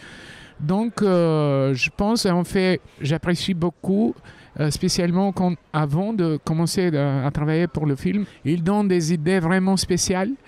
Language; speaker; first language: French; non-native, fluent; Albanian